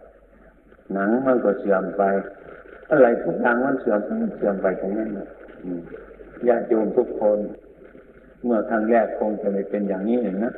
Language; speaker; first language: Thai; native; Thai